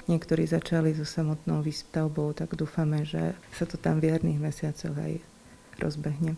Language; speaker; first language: Slovak; native; Slovak